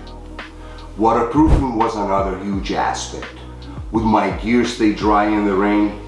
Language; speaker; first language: English; non-native, fluent; Portuguese